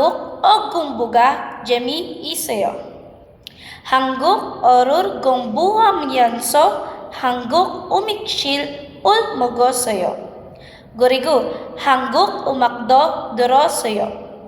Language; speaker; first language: Korean; non-native, learner; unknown